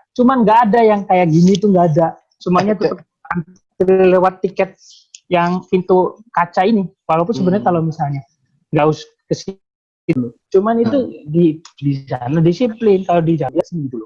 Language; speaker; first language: Indonesian; native; Indonesian